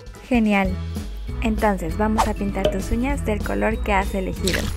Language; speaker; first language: Spanish; native; Spanish